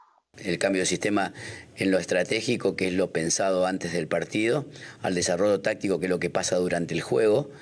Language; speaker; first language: Spanish; native; Spanish